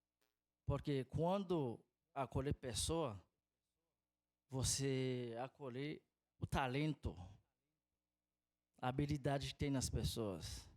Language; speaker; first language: Portuguese; non-native, fluent; Haitian Creole